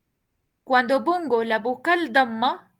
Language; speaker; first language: Spanish; non-native, fluent; Arabic